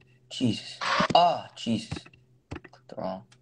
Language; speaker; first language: English; early bilingual, other home language; Korean